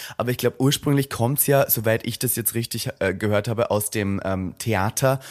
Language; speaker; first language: German; native; German